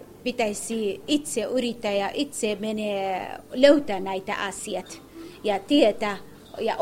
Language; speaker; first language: Finnish; non-native, learner; Kurdish